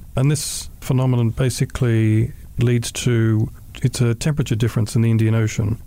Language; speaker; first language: English; native; English